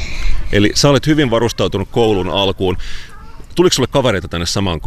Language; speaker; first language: Finnish; native; Finnish